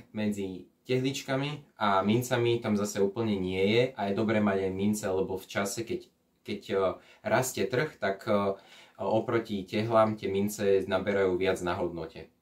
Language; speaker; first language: Slovak; native; Slovak